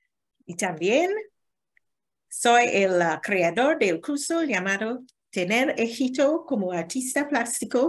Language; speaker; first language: Spanish; non-native, learner; English